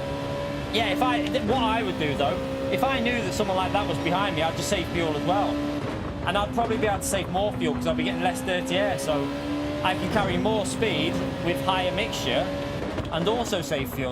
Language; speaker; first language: English; native; English